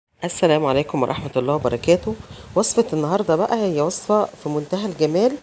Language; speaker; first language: Arabic; native; Arabic